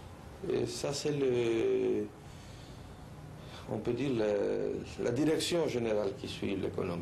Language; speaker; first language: French; non-native, fluent; Spanish